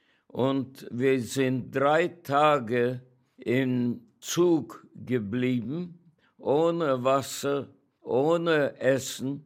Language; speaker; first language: German; non-native, fluent; Hungarian